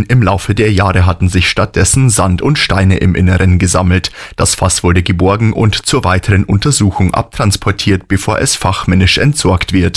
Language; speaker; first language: German; native; German